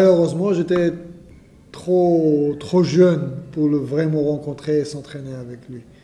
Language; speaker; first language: French; non-native, fluent; Hebrew